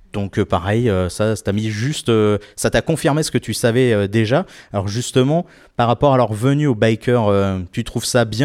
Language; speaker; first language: French; native; French